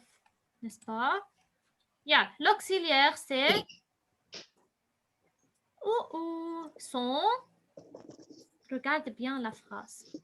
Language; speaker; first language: French; non-native, local second language; Arabic